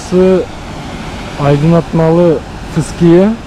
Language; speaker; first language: Turkish; non-native, learner; Bashkir